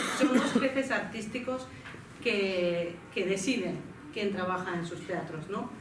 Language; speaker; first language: Spanish; non-native, fluent; Finnish